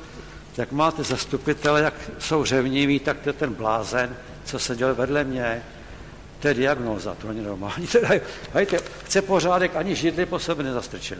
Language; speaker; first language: Czech; native; Czech